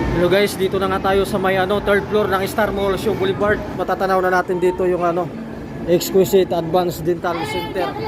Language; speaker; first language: Filipino; native; Filipino